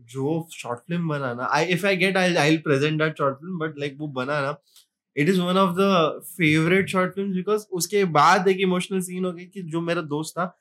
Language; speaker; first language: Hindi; non-native, local second language; Marathi